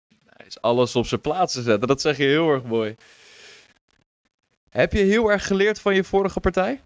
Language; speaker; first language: Dutch; native; Dutch